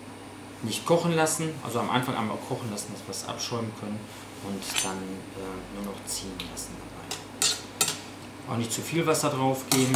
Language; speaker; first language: German; native; German